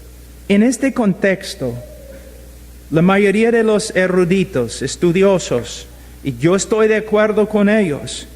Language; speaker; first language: Spanish; non-native, fluent; English